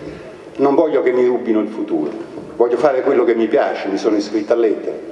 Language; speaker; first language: Italian; native; Italian